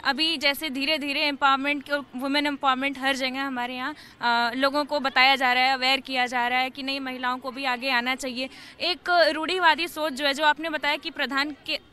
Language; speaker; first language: Hindi; native; Hindi